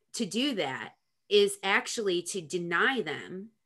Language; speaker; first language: English; native; English